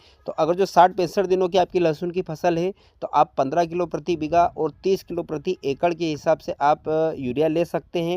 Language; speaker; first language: Hindi; native; Hindi